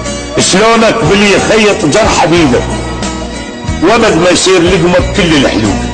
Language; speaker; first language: Arabic; native; Arabic